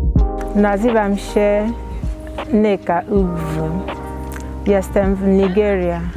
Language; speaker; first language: Polish; non-native, learner; Igbo